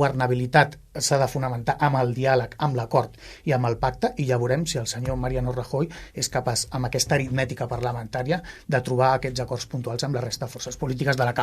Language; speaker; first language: Catalan; native; Catalan